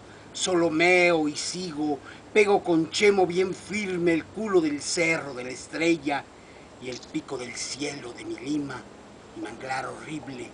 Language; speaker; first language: Spanish; native; Spanish